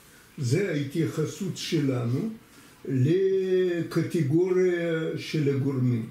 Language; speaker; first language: Hebrew; non-native, fluent; Russian